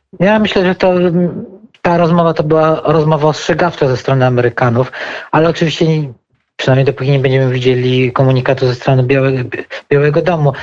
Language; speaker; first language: Polish; native; Polish